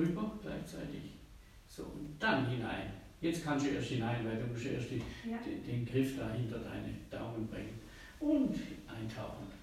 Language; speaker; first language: German; native; German